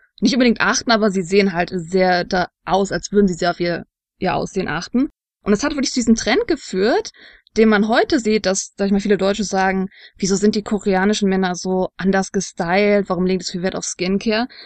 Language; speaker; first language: German; native; German